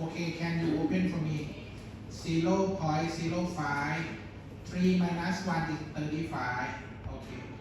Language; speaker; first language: English; non-native, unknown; Thai